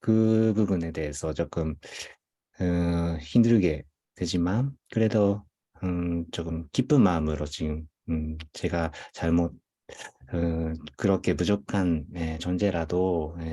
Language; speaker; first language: Korean; non-native, fluent; Japanese